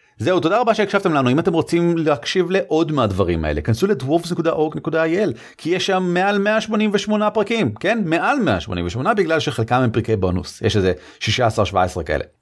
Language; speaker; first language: Hebrew; native; Hebrew